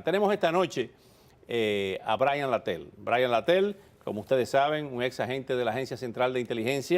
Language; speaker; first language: Spanish; native; Spanish